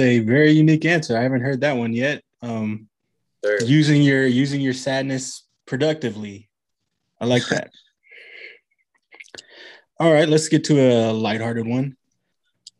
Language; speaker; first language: English; native; English